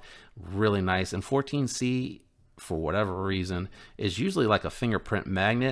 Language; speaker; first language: English; native; English